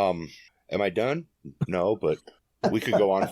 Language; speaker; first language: English; native; English